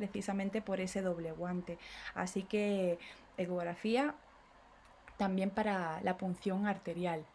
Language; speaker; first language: Spanish; native; Spanish